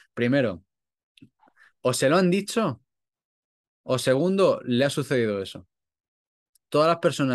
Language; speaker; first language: Spanish; native; Spanish